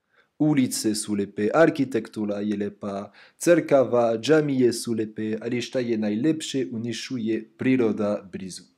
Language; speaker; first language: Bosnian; non-native, learner; French